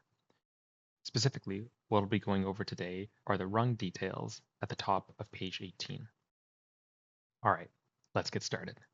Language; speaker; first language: English; native; English